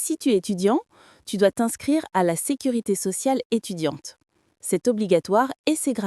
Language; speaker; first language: French; non-native, fluent; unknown